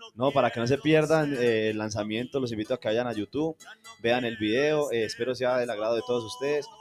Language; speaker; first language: Spanish; native; Spanish